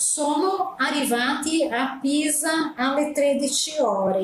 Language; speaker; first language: Italian; non-native, fluent; Portuguese